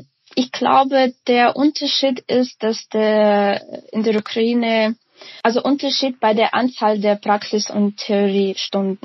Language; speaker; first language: German; non-native, fluent; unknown